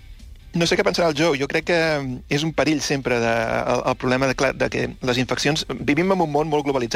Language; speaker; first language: Catalan; native; Catalan